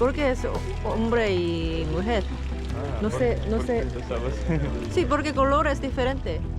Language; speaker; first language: Spanish; non-native, learner; Korean